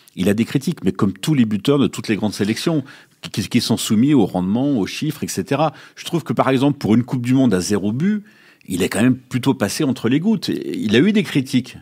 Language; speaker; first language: French; native; French